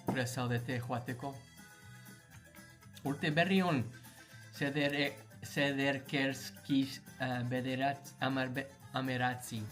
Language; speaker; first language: Basque; non-native, learner; English